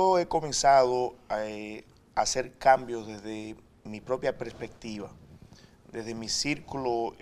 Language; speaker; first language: Spanish; native; Spanish